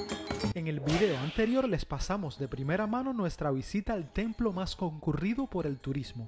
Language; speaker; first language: Spanish; native; Spanish